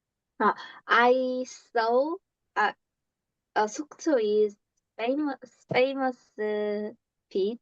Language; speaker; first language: English; non-native, learner; Korean